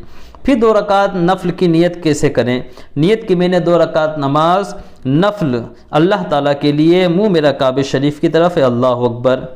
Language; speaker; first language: Urdu; native; Urdu